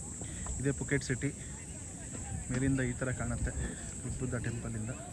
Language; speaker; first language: Kannada; native; Kannada